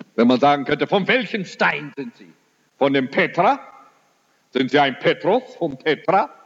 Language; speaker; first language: German; early bilingual, heritage; German